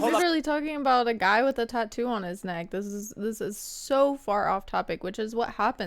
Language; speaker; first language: English; native; English